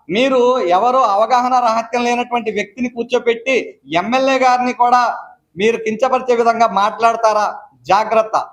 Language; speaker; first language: Telugu; non-native, local second language; Urdu